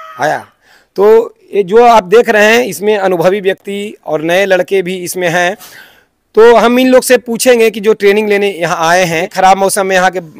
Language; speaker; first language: Hindi; native; Hindi